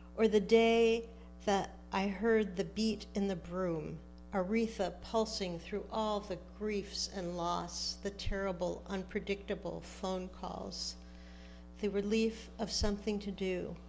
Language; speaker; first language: English; native; English